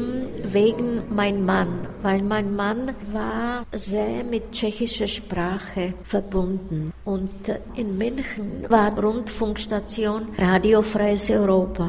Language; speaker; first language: German; non-native, fluent; Czech